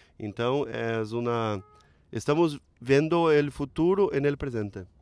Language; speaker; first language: Spanish; non-native, learner; Portuguese